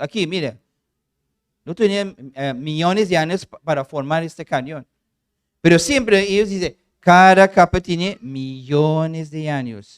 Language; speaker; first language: Spanish; non-native, fluent; English